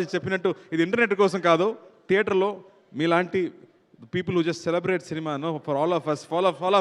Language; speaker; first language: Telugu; non-native, local second language; Tamil